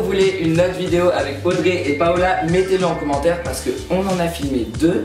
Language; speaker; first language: French; native; French